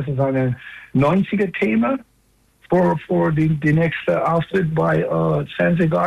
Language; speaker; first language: German; non-native, learner; English